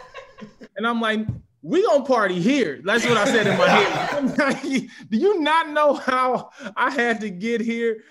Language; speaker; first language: English; native; English